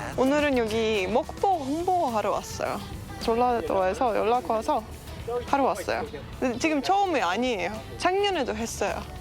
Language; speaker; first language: Korean; non-native, learner; Estonian